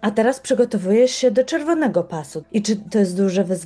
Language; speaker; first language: Polish; native; Polish